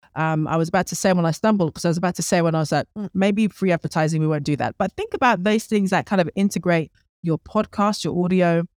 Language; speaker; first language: English; native; English